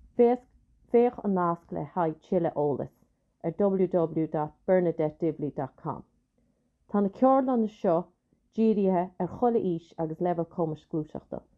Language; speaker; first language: Irish; native; Irish